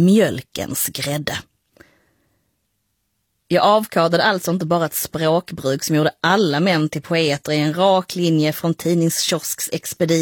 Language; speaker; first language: Swedish; native; Swedish